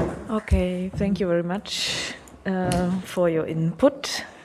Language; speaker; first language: English; non-native, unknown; German